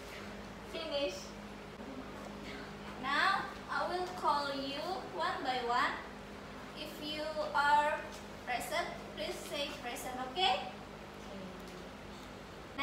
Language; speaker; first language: English; non-native, learner; Indonesian